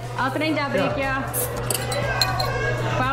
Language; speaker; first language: Portuguese; native; Portuguese